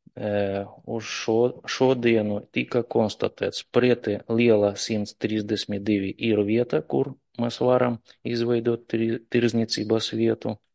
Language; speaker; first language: Latvian; non-native, local second language; Russian